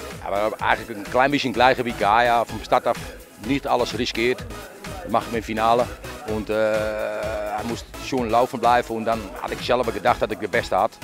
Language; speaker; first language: German; non-native, learner; Dutch